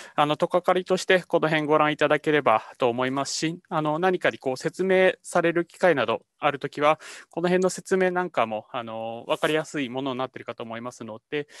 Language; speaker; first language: Japanese; native; Japanese